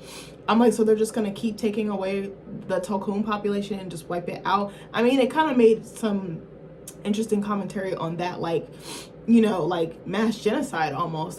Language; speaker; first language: English; native; English